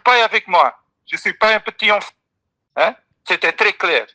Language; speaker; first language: French; non-native, learner; Dutch